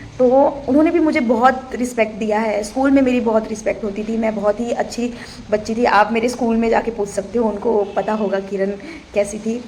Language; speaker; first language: Hindi; native; Hindi